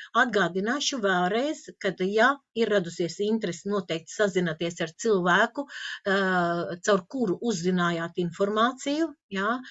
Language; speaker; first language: Latvian; non-native, local second language; Russian